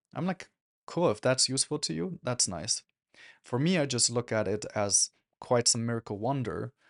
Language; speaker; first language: English; non-native, fluent; German